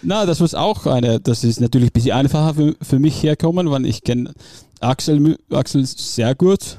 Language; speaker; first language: German; non-native, fluent; Finnish